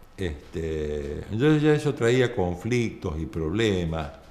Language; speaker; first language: Spanish; native; Spanish